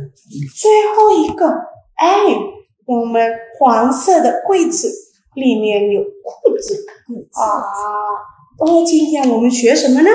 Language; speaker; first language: Chinese; non-native, fluent; Indonesian